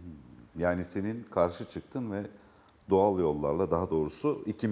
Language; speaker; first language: Turkish; native; Turkish